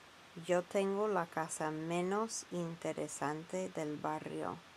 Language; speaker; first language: Spanish; non-native, fluent; English